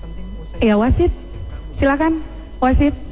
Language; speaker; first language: Indonesian; native; Indonesian